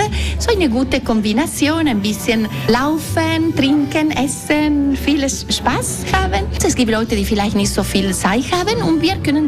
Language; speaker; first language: German; non-native, learner; Italian